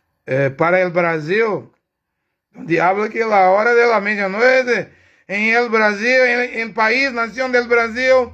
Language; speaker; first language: Spanish; non-native, learner; Portuguese